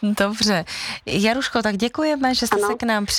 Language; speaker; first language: Czech; native; Czech